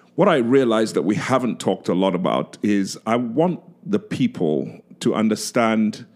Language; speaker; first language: English; non-native, local second language; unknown